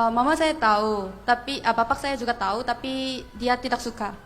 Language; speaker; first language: Indonesian; non-native, fluent; Korean